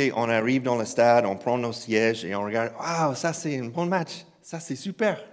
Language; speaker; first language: French; non-native, fluent; English